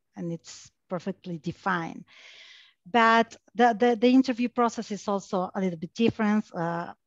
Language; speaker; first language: English; non-native, fluent; Spanish